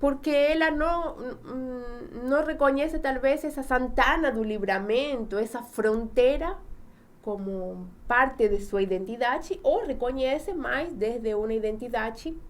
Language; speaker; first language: Portuguese; non-native, fluent; Spanish